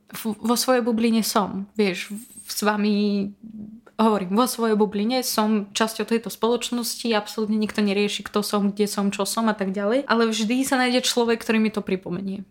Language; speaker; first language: Slovak; non-native, fluent; Russian